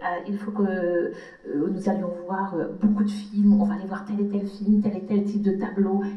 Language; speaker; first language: French; native; French